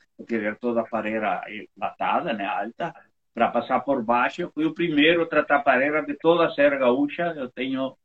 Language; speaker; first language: Portuguese; native; Portuguese